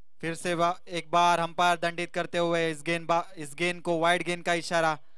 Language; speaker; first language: Hindi; non-native, local second language; Marathi